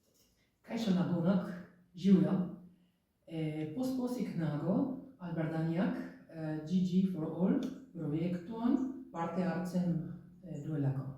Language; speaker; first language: Basque; non-native, learner; Slovenian